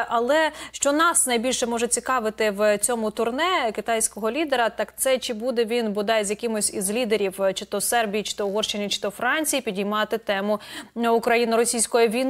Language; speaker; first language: Ukrainian; native; Ukrainian